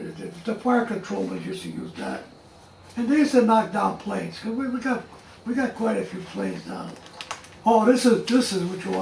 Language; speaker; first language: English; native; English